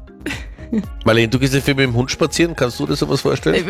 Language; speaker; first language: German; native; German